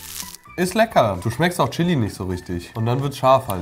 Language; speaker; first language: German; native; German